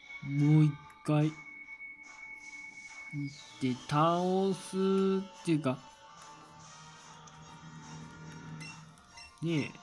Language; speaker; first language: Japanese; native; Japanese